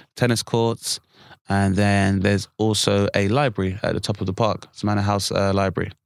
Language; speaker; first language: English; native; English